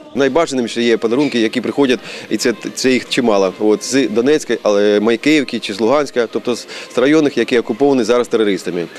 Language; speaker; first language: Ukrainian; native; Ukrainian